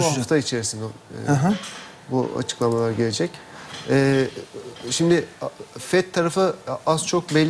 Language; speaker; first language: Turkish; native; Turkish